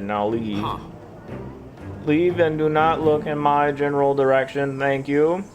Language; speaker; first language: English; native; English